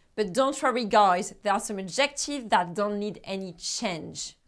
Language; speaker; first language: English; non-native, fluent; French